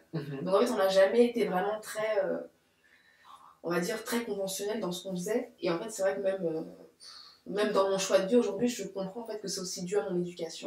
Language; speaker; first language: French; native; French